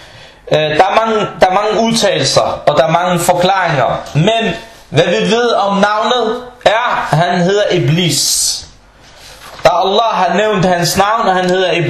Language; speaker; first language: Danish; early bilingual, other home language; Arabic